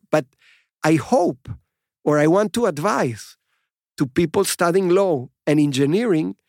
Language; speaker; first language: English; non-native, fluent; Spanish